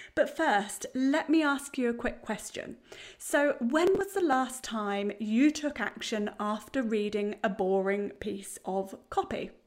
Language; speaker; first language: English; native; English